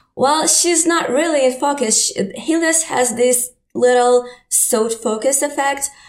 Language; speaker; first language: English; non-native, fluent; Ukrainian